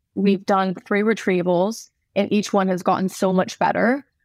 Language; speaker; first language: English; native; English